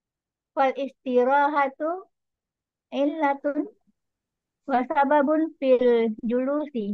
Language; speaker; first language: Arabic; non-native, learner; Indonesian